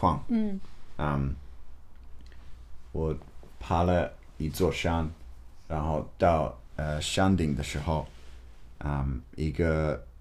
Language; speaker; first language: Chinese; non-native, learner; English